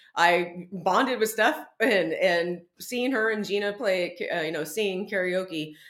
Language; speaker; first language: English; native; English